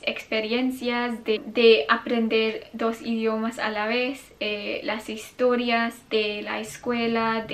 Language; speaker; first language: Spanish; non-native, fluent; English